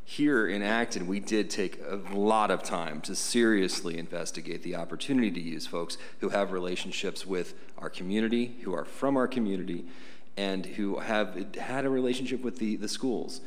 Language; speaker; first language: English; native; English